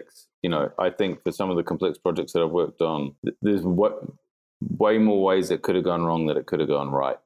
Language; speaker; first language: English; native; English